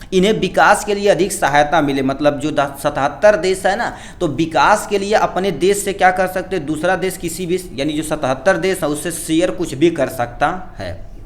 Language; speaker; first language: Hindi; native; Hindi